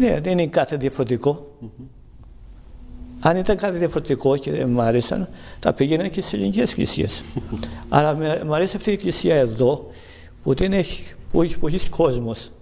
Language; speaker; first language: Greek; non-native, fluent; Bulgarian